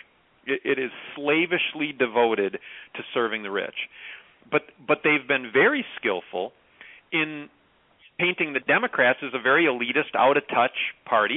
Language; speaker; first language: English; native; English